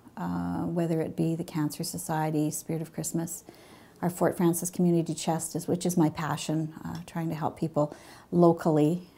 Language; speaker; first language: English; native; English